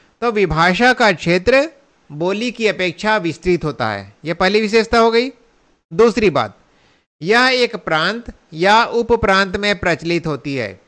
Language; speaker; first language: Hindi; native; Hindi